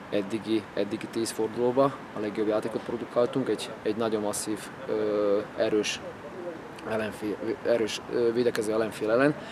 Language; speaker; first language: Hungarian; non-native, fluent; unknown